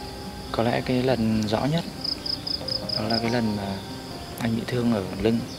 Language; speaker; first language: Vietnamese; native; Vietnamese